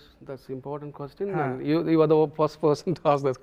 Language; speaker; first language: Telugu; non-native, learner; Tamil